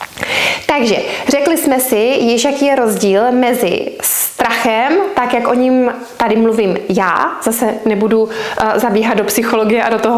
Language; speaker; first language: Czech; native; Czech